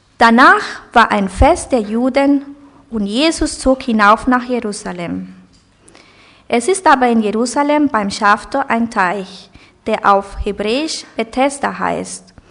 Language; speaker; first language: German; early bilingual, heritage; German